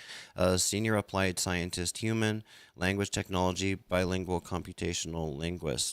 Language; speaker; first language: English; native; English